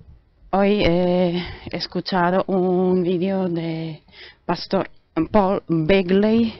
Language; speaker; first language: Spanish; non-native, learner; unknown